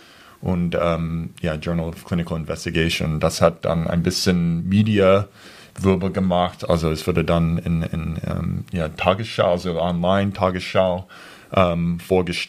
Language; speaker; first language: German; non-native, fluent; English